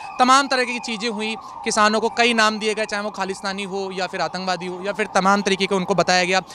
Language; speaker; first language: Hindi; native; Hindi